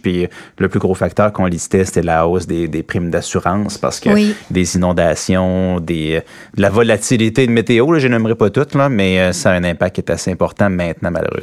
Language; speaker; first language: French; native; French